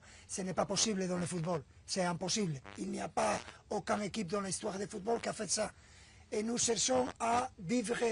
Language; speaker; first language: French; non-native, fluent; Spanish